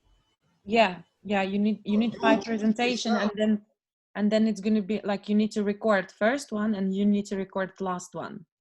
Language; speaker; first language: English; non-native, fluent; Russian